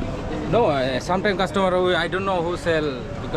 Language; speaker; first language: English; non-native, local second language; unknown